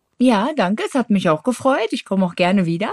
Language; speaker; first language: German; native; German